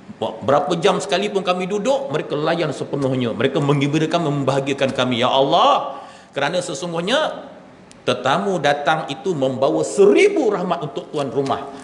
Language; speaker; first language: Malay; native; Malay